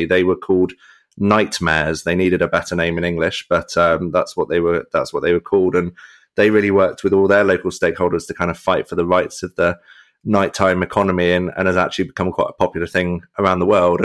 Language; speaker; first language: English; native; English